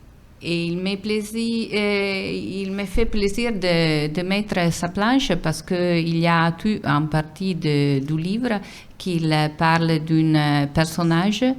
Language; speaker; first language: French; non-native, fluent; Italian